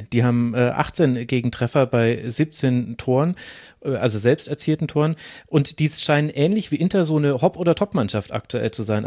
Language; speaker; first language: German; native; German